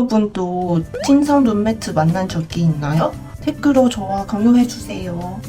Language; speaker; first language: Korean; non-native, fluent; Chinese